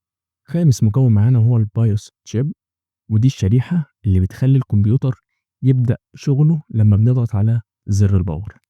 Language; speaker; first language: Arabic; native; Arabic